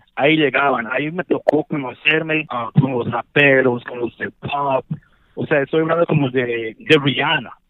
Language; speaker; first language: Spanish; early bilingual, heritage; Spanish